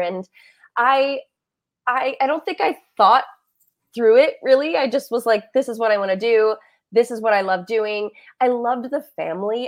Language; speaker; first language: English; native; English